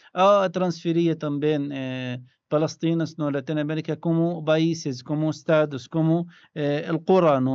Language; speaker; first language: Portuguese; non-native, learner; Arabic